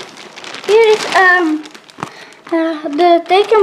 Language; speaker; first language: Dutch; early bilingual, other home language; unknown